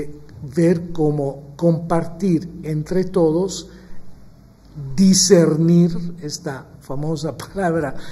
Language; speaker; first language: Spanish; non-native, fluent; Maltese